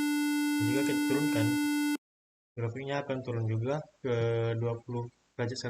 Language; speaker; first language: Indonesian; native; Indonesian